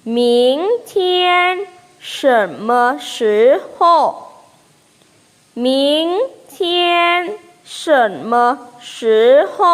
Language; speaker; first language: Chinese; non-native, fluent; Thai